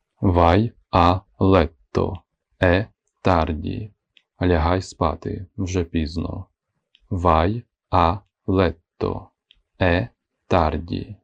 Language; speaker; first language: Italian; non-native, fluent; Ukrainian